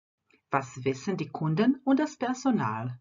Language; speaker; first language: German; non-native, fluent; Croatian